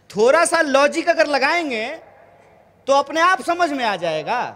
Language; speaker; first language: Hindi; native; Hindi